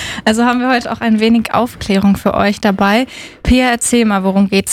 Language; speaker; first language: German; native; German